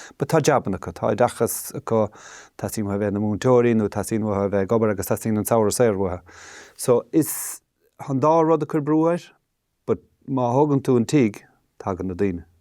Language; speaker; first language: Irish; native; Irish